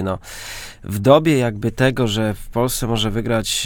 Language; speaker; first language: Polish; native; Polish